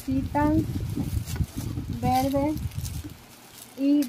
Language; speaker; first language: Spanish; non-native, learner; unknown